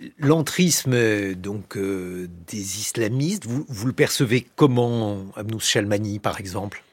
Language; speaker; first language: French; native; French